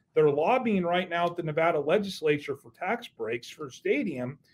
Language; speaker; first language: English; native; English